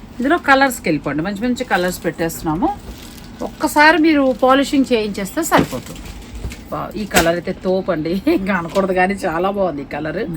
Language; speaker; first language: Telugu; native; Telugu